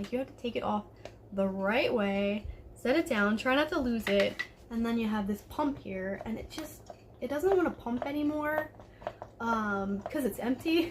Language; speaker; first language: English; native; English